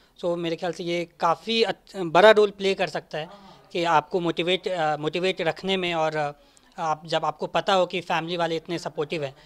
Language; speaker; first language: Hindi; native; Hindi